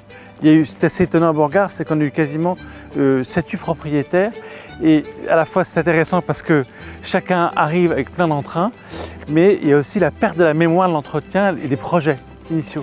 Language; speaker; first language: French; native; French